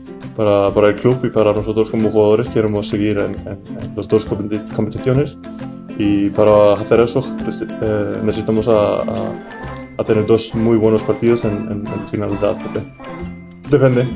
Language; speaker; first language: Spanish; non-native, learner; English